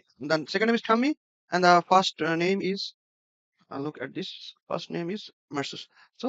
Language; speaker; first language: English; non-native, local second language; Bangla